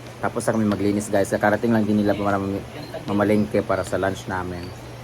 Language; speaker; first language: Filipino; native; Filipino